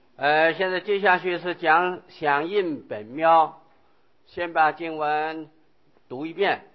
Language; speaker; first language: Chinese; non-native, local second language; Hakka Chinese